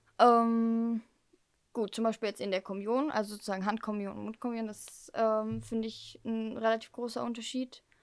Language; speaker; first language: German; early bilingual, heritage; German